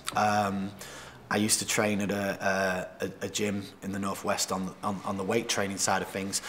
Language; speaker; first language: English; native; English